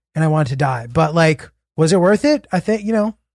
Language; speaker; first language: English; native; English